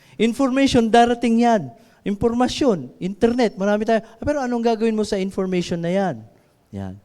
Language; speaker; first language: Filipino; non-native, local second language; Iloko